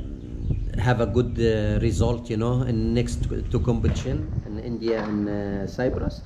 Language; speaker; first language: English; non-native, fluent; Arabic